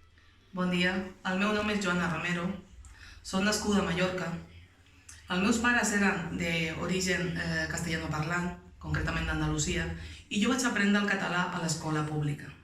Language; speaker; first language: Catalan; non-native, local second language; Spanish